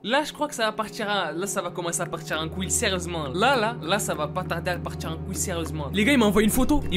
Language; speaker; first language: French; native; French